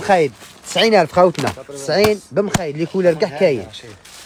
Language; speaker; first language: Arabic; native; Arabic